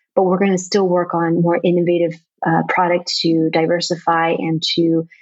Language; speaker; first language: English; native; English